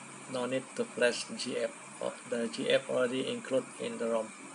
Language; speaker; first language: English; non-native, local second language; Malay